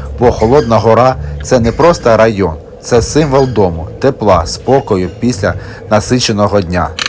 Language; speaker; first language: Ukrainian; native; Ukrainian